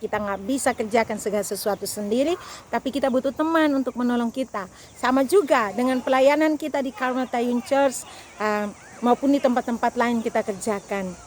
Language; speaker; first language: Indonesian; native; Indonesian